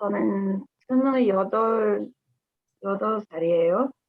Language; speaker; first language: Korean; non-native, learner; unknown